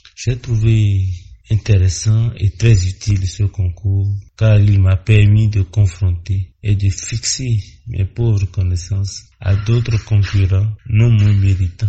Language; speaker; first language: French; non-native, local second language; Fon